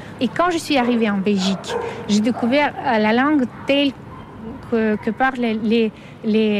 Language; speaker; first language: French; non-native, fluent; Russian